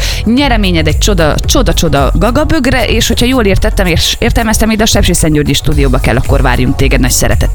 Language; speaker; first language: Hungarian; native; Hungarian